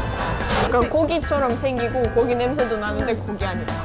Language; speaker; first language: Korean; non-native, fluent; Estonian